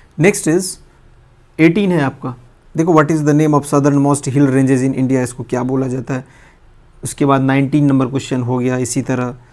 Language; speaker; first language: Hindi; native; Hindi